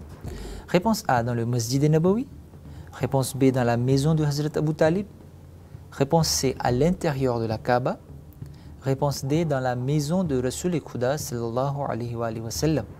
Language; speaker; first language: French; native; French